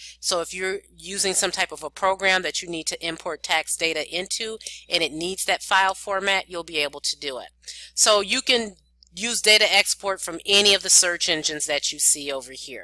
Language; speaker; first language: English; native; English